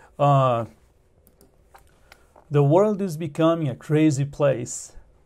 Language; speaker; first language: English; non-native, fluent; Portuguese